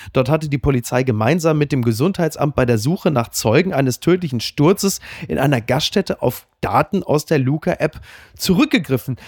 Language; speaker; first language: German; native; German